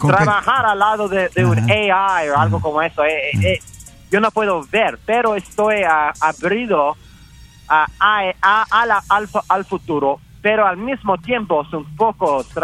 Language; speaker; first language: Spanish; early bilingual, heritage; English